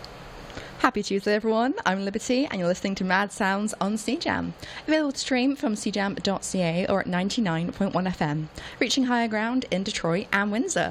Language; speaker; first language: English; native; English